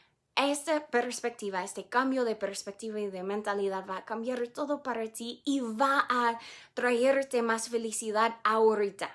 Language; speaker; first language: Spanish; non-native, fluent; English